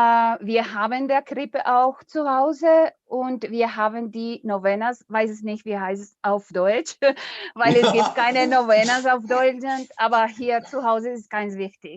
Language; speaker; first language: German; non-native, learner; Spanish